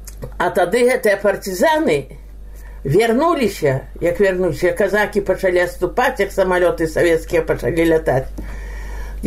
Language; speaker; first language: Belarusian; native; Belarusian